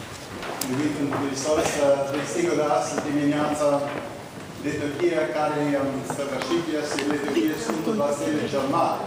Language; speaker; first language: Romanian; early bilingual, heritage; Romanian